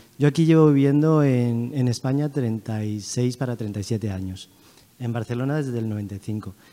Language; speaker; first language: Spanish; early bilingual, other home language; Chinese